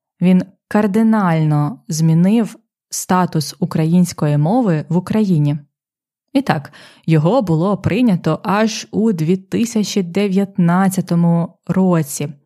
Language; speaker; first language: Ukrainian; native; Ukrainian